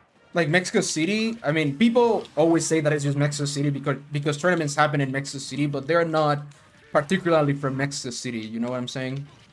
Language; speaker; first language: English; non-native, fluent; Spanish